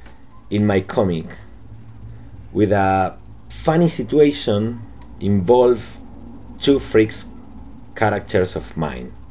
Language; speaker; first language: English; non-native, local second language; Spanish